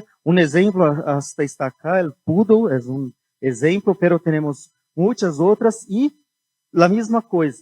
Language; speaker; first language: Spanish; non-native, fluent; Portuguese